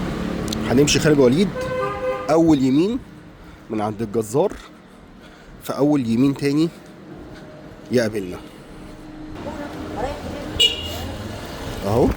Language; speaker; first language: Arabic; native; Arabic